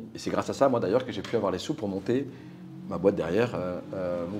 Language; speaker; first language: French; native; French